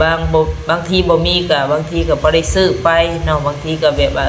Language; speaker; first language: Thai; non-native, local second language; Lao